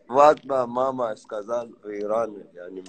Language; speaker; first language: Russian; non-native, learner; Persian